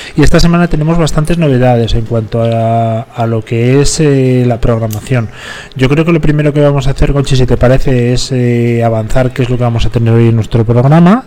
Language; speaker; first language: Spanish; native; Spanish